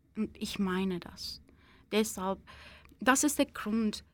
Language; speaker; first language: German; non-native, fluent; Persian